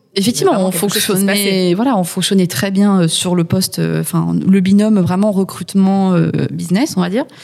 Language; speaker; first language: French; native; French